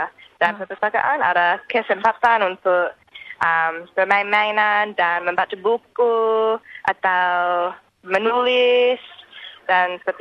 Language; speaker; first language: Indonesian; non-native, learner; English